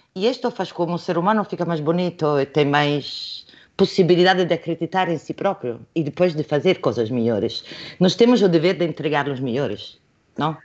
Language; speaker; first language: Portuguese; non-native, fluent; Italian